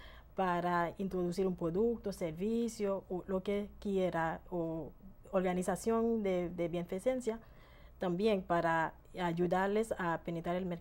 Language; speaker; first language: Spanish; non-native, fluent; Haitian Creole